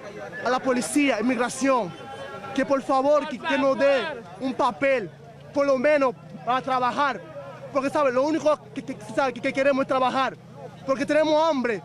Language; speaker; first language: Spanish; non-native, fluent; Haitian Creole